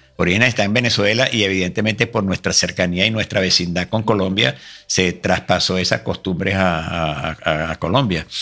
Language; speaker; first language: Spanish; native; Spanish